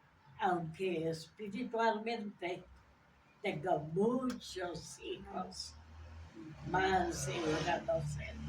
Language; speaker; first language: Spanish; non-native, fluent; English